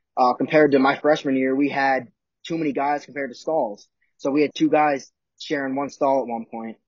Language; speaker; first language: English; native; English